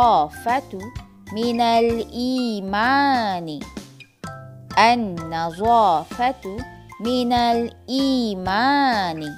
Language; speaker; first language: Arabic; non-native, fluent; Malay